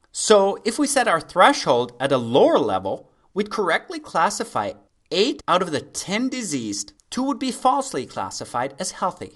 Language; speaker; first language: English; native; English